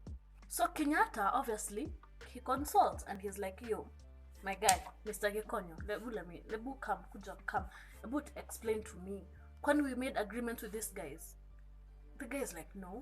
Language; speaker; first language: English; non-native, local second language; Kikuyu